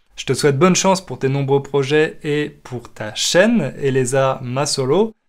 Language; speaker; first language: French; native; French